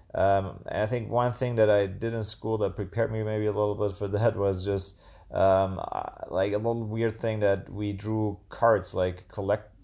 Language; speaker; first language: English; non-native, fluent; German